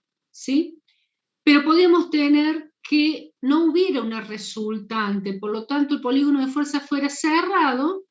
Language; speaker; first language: Spanish; native; Spanish